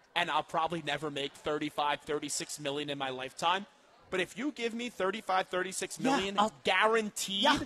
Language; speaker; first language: English; native; English